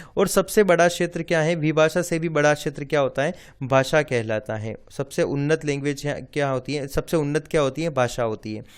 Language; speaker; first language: Hindi; native; Hindi